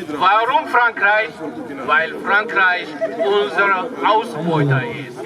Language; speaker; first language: German; non-native, fluent; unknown